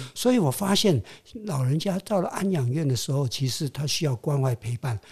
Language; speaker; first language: Chinese; non-native, local second language; Min Nan Chinese